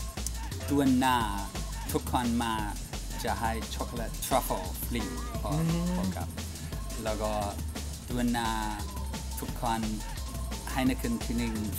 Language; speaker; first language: Thai; non-native, learner; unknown